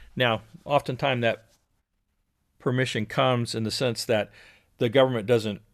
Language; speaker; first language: English; native; English